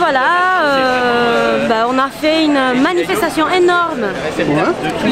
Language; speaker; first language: French; non-native, fluent; Spanish